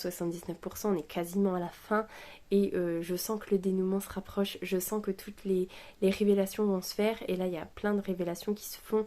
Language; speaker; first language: French; native; French